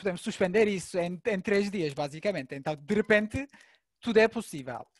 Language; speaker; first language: Portuguese; non-native, fluent; Turkish